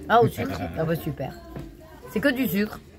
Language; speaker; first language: French; native; French